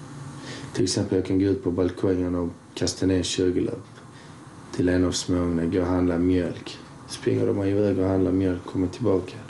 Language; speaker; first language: Swedish; early bilingual, other home language; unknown